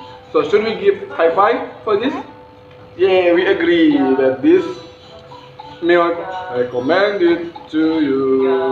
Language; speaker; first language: English; non-native, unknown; Indonesian